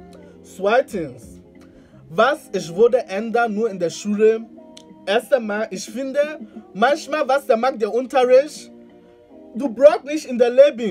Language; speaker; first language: German; non-native, learner; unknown